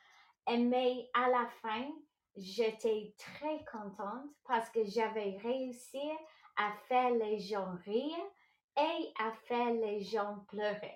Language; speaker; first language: French; non-native, local second language; English